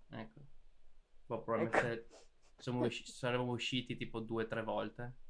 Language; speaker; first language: Italian; native; Italian